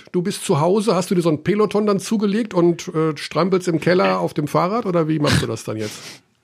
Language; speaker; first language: German; native; German